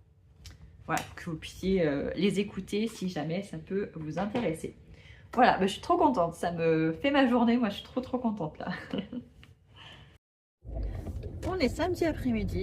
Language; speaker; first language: French; native; French